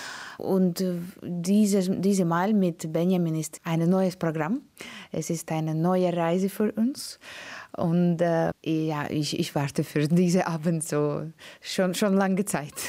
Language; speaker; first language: German; non-native, learner; Latvian